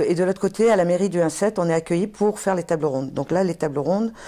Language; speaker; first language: French; native; French